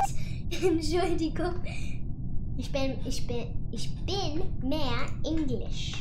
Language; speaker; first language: German; non-native, learner; English